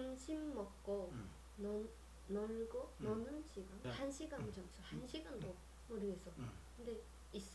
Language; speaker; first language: Korean; non-native, learner; Japanese